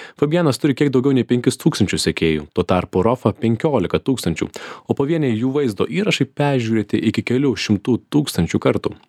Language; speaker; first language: Lithuanian; native; Lithuanian